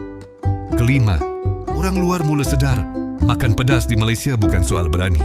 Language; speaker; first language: Malay; native; Malay